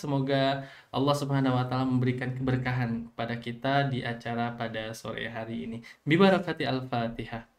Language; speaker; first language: Indonesian; native; Indonesian